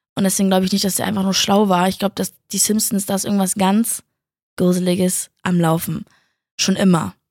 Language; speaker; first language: German; native; German